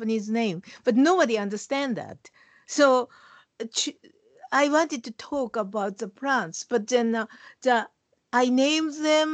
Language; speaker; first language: English; non-native, fluent; Japanese